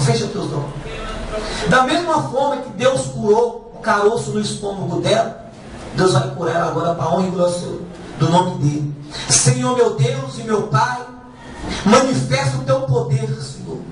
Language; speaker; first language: Portuguese; native; Portuguese